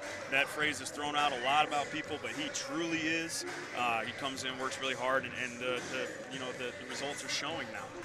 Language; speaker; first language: English; native; English